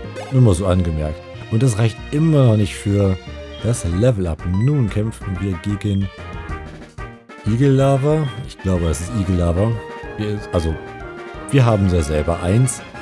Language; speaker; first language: German; native; German